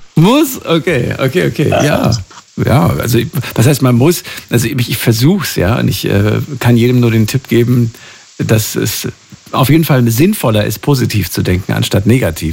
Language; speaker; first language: German; native; German